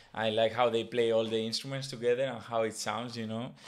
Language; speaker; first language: English; non-native, fluent; Spanish